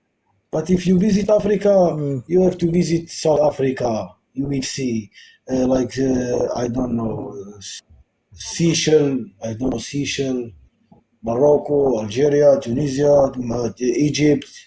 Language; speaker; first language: English; non-native, local second language; Arabic